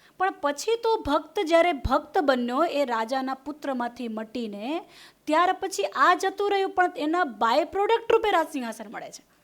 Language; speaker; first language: Gujarati; non-native, local second language; Hindi